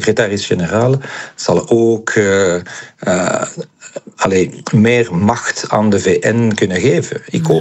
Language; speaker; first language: Dutch; non-native, local second language; French